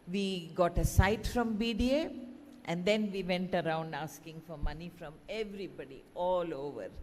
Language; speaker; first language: English; non-native, local second language; Kannada